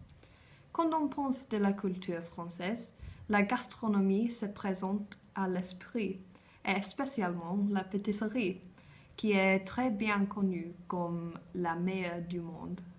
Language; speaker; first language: French; non-native, learner; English